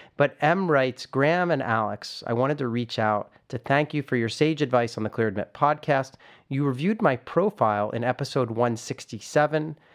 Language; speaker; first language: English; native; English